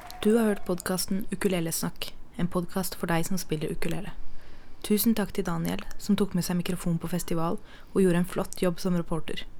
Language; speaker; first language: Norwegian; native; Norwegian